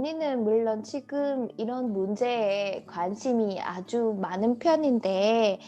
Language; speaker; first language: Korean; non-native, fluent; English